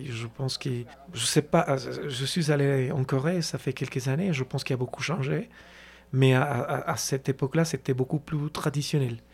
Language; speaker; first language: French; non-native, fluent; Spanish